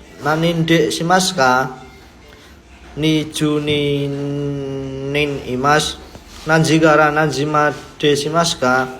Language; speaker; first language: Japanese; non-native, learner; Indonesian